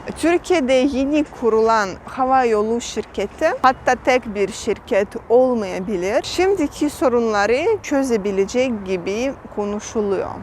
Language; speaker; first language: Turkish; non-native, fluent; Russian